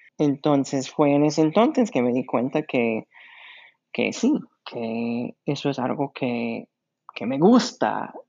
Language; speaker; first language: Spanish; non-native, fluent; English